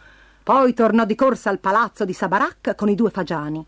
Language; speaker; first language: Italian; native; Italian